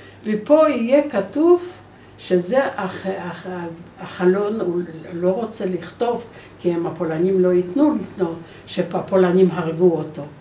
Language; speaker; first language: Hebrew; non-native, fluent; Polish